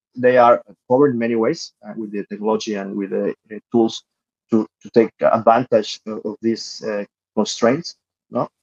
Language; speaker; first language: English; non-native, fluent; Spanish